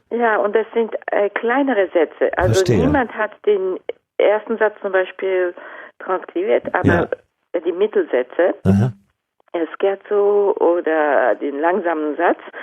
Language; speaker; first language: German; non-native, fluent; Japanese